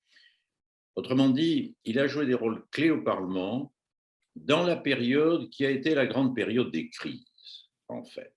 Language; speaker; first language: French; native; French